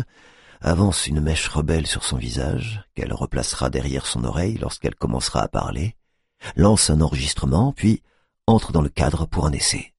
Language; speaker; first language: French; native; French